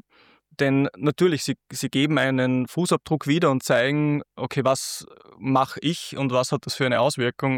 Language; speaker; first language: German; native; German